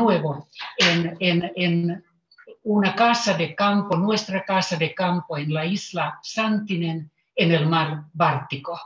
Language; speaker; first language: Spanish; non-native, fluent; Finnish